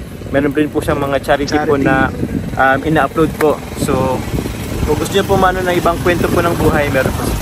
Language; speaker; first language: Filipino; native; Filipino